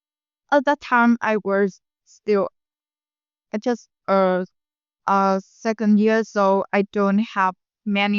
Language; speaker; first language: English; non-native, learner; Vietnamese